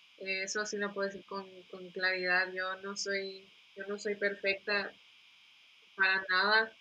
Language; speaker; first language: Spanish; native; Spanish